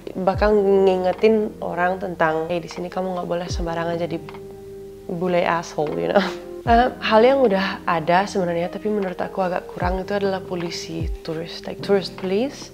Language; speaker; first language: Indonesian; early bilingual, other home language; Dutch